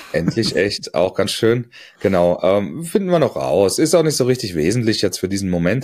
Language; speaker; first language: German; native; German